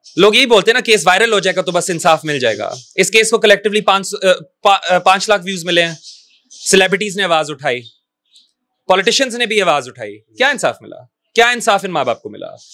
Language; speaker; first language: Urdu; non-native, local second language; Punjabi